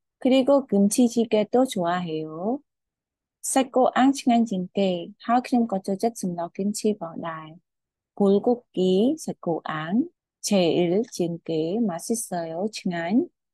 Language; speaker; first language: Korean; non-native, fluent; Khmer